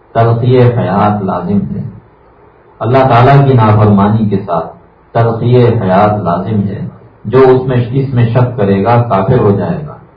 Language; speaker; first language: Urdu; native; Urdu